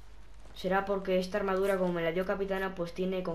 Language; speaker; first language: Spanish; native; Spanish